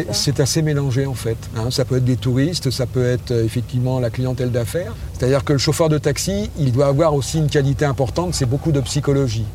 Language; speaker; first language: French; native; French